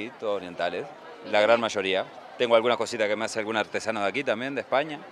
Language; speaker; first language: Spanish; native; Spanish